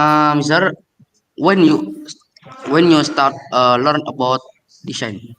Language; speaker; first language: English; non-native, learner; Indonesian